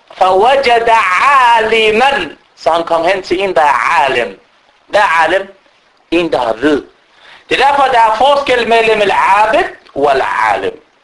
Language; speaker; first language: Danish; early bilingual, other home language; Arabic